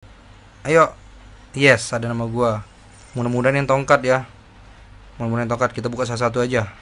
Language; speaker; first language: Indonesian; native; Indonesian